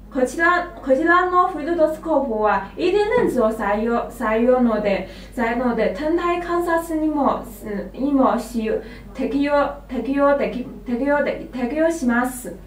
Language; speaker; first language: Japanese; non-native, learner; Chinese